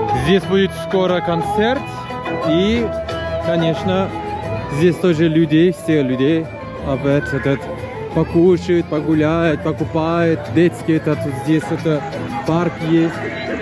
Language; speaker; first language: Russian; non-native, learner; Turkish